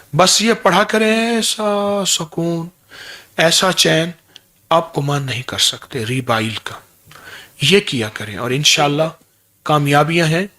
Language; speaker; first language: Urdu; native; Urdu